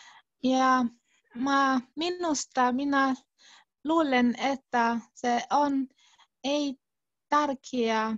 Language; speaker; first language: Finnish; non-native, learner; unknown